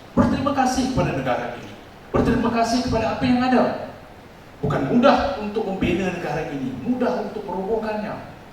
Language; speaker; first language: Malay; non-native, local second language; Tamil